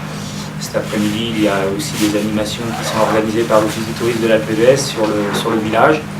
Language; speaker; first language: French; native; French